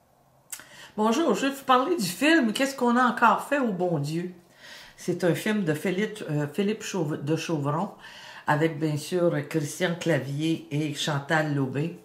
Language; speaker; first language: French; native; French